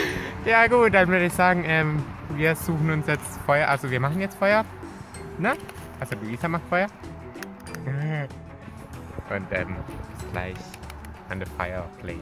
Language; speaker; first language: German; native; German